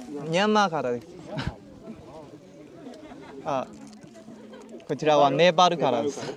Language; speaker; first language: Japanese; non-native, learner; Burmese